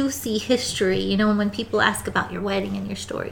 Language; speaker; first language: English; native; English